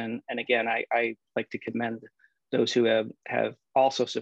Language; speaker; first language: English; native; English